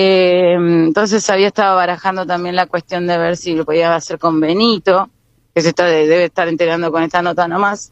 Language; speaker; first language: Spanish; native; Spanish